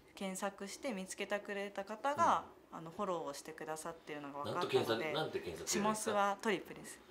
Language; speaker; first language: Japanese; native; Japanese